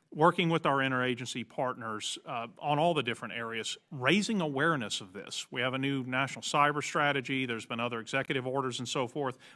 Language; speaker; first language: English; native; English